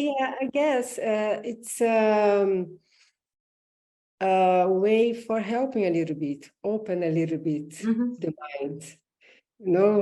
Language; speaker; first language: English; non-native, learner; Portuguese